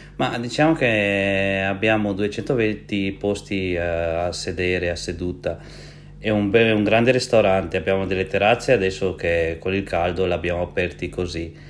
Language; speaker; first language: Italian; non-native, fluent; Romanian